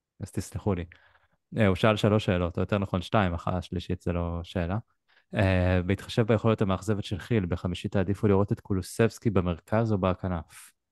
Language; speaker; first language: Hebrew; native; Hebrew